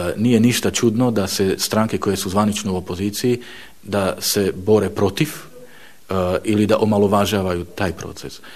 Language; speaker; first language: Bosnian; non-native, fluent; Slovak